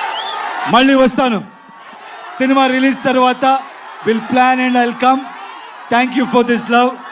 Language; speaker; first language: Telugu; non-native, local second language; Kannada